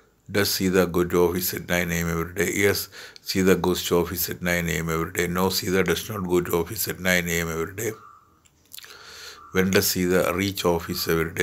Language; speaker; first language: English; non-native, local second language; Malayalam